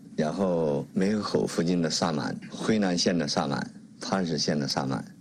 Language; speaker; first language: Chinese; native; Chinese